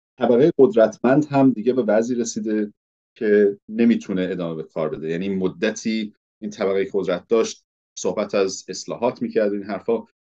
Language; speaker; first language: Persian; early bilingual, heritage; Persian